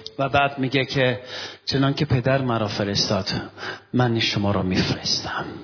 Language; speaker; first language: Persian; non-native, local second language; Armenian